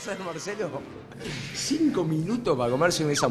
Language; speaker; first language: Spanish; native; Spanish